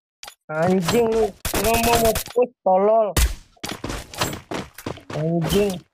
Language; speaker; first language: Indonesian; native; Indonesian